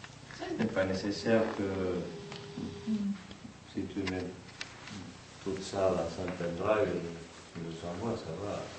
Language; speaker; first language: French; non-native, fluent; Spanish